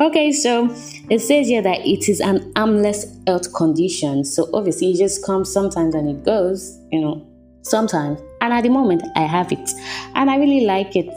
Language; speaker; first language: English; non-native, local second language; Yoruba